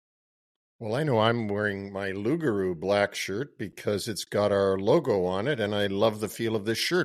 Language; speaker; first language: English; native; English